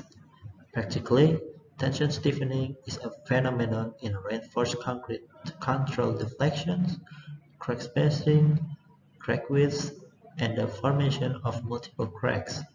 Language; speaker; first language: English; non-native, learner; Indonesian